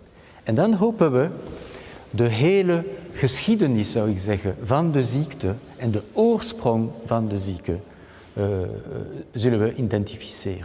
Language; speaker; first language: Dutch; non-native, local second language; French